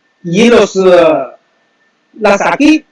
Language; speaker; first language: Spanish; non-native, learner; Chinese